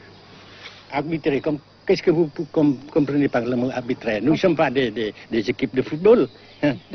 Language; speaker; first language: French; non-native, local second language; Vietnamese